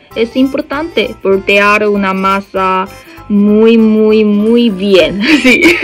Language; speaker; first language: Spanish; non-native, learner; Korean